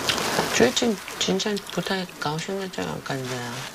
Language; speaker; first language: Chinese; non-native, learner; Korean